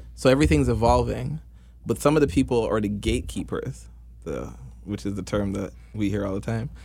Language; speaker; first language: English; native; English